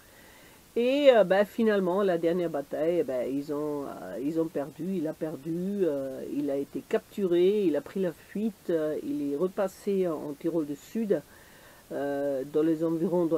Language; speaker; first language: French; native; French